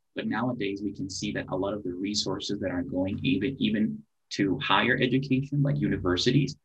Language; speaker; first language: English; non-native, fluent; Spanish